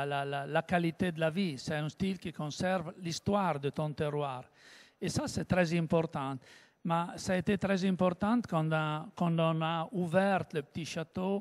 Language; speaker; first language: French; non-native, learner; Italian